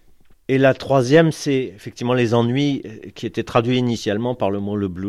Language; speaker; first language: French; native; French